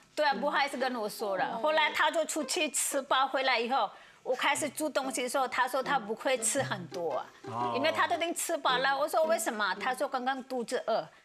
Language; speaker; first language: Chinese; non-native, fluent; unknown